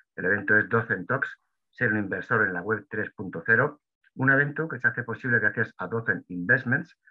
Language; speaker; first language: Spanish; native; Spanish